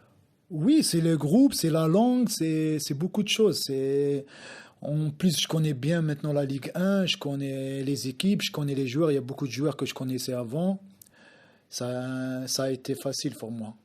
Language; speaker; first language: French; non-native, local second language; Arabic